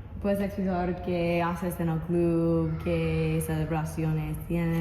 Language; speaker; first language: Spanish; non-native, learner; English